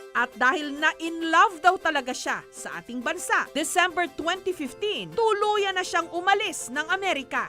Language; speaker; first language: Filipino; native; Filipino